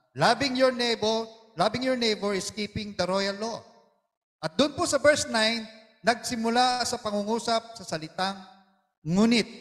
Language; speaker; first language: Filipino; non-native, local second language; Iloko